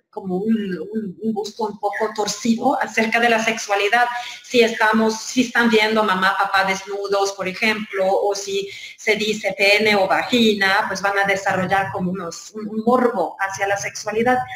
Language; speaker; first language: Spanish; non-native, fluent; Swedish